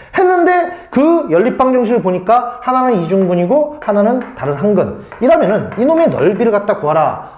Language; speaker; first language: Korean; native; Korean